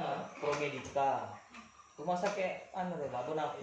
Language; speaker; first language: Malay; native; Malay